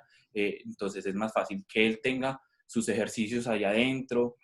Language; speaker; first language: Spanish; native; Spanish